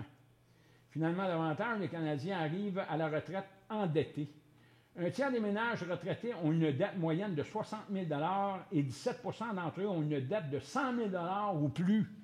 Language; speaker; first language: French; native; French